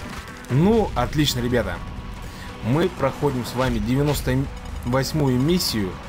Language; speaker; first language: Russian; native; Russian